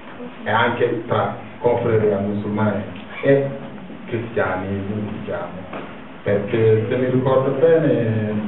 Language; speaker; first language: Italian; non-native, fluent; Wolof